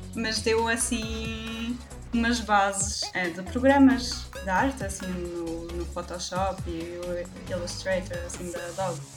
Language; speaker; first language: Portuguese; non-native, local second language; German